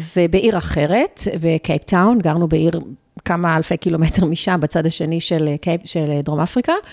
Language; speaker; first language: Hebrew; early bilingual, other home language; Spanish